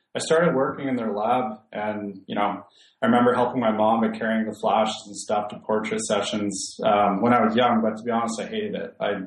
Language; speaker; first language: English; native; English